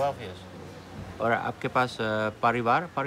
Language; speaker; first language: Hindi; non-native, learner; Dutch